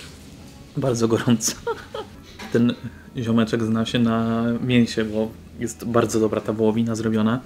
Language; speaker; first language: Polish; native; Polish